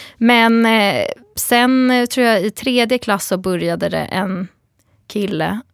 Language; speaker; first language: Swedish; early bilingual, other home language; Persian